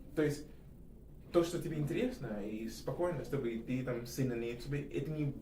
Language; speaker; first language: Russian; non-native, fluent; English